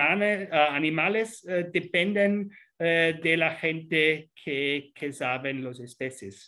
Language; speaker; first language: Spanish; non-native, fluent; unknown